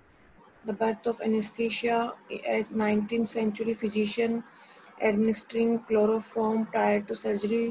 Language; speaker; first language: English; non-native, local second language; Hindi